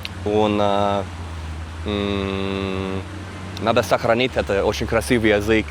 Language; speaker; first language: Russian; non-native, fluent; English